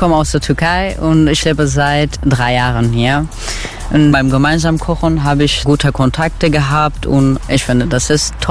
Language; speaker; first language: German; non-native, learner; Turkish